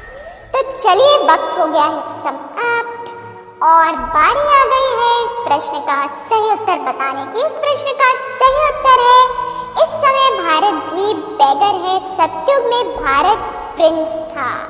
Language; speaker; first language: Hindi; native; Hindi